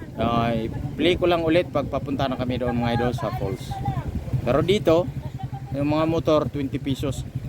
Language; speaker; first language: Filipino; native; Filipino